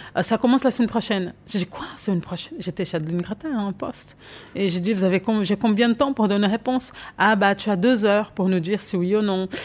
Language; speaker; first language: French; non-native, fluent; Portuguese